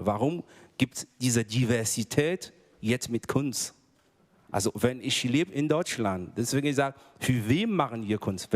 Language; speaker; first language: German; non-native, fluent; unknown